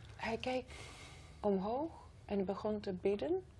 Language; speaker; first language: Dutch; non-native, fluent; Greek